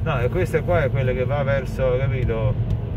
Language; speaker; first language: Italian; native; Italian